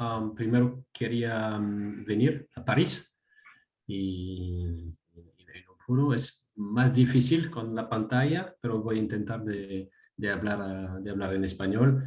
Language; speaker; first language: Spanish; non-native, fluent; French